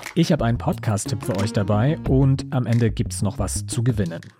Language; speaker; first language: German; native; German